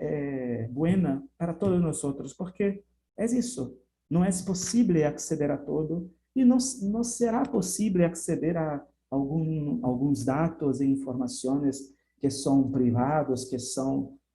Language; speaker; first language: Spanish; non-native, fluent; Portuguese